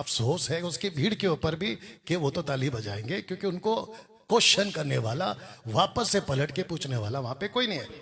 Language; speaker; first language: Hindi; non-native, local second language; Telugu